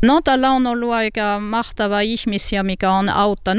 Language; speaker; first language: Finnish; non-native, learner; French